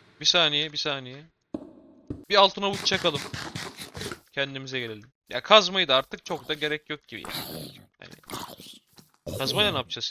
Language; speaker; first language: Turkish; native; Turkish